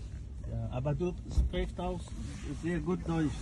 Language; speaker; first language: German; non-native, learner; Pashto